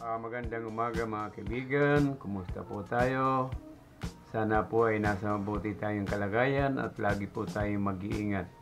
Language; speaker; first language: Filipino; non-native, local second language; Cebuano